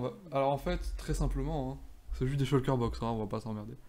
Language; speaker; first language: French; native; French